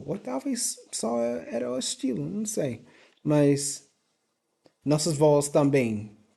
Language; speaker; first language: Portuguese; non-native, fluent; English